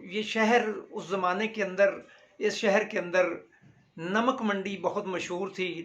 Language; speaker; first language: Urdu; non-native, local second language; Punjabi